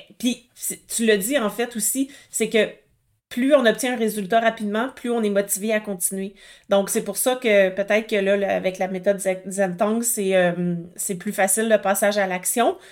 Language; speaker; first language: French; native; French